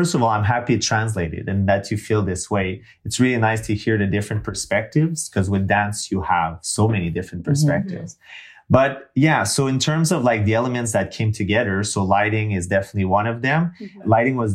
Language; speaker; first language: English; non-native, fluent; French